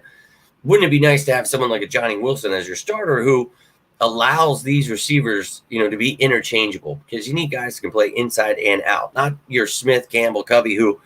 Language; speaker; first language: English; native; English